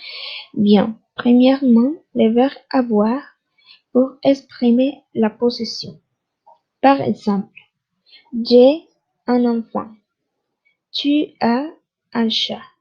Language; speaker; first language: French; non-native, fluent; Spanish